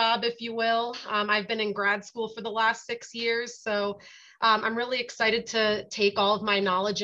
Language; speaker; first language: English; native; English